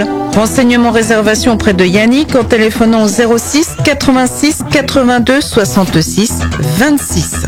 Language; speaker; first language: French; native; French